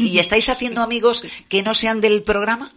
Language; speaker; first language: Spanish; native; Spanish